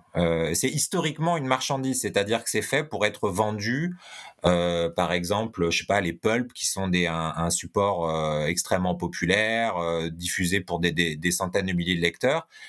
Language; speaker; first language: French; native; French